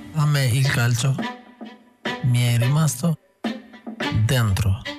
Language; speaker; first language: Italian; non-native, fluent; Albanian